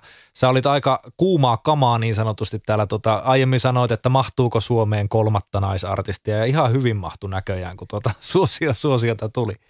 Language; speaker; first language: Finnish; native; Finnish